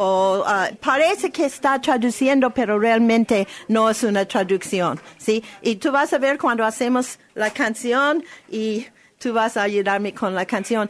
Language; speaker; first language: Spanish; non-native, learner; English